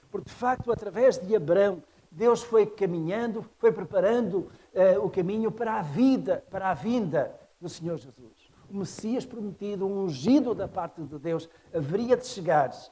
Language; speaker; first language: Portuguese; native; Portuguese